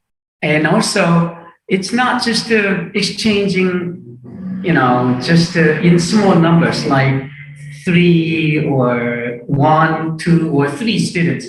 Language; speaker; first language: English; non-native, fluent; Korean